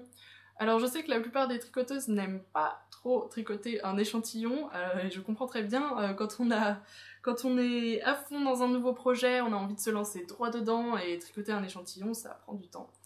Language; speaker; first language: French; native; French